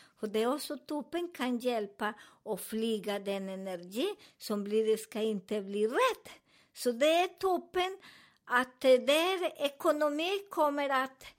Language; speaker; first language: Swedish; non-native, learner; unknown